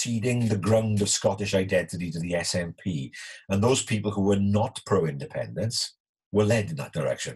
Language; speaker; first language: English; native; English